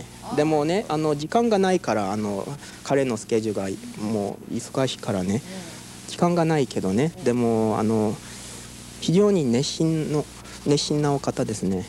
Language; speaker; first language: Japanese; early bilingual, heritage; English